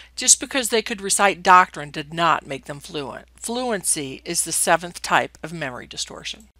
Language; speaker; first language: English; native; English